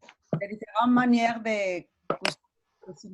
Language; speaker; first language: French; non-native, learner; Spanish